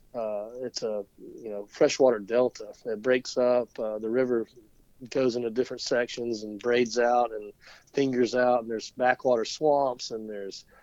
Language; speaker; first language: English; native; English